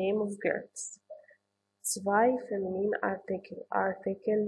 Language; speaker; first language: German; non-native, learner; Arabic